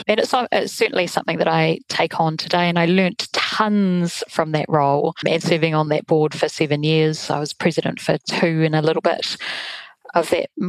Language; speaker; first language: English; native; English